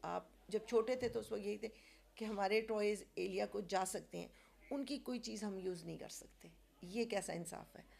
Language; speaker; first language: Urdu; native; Urdu